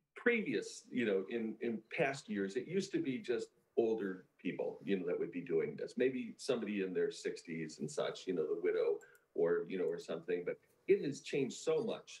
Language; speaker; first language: English; native; English